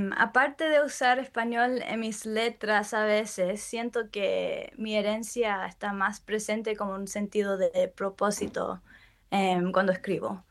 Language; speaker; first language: Spanish; early bilingual, heritage; Spanish